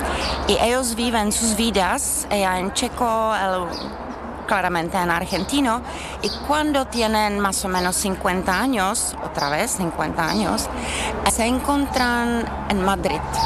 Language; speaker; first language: Spanish; non-native, learner; Czech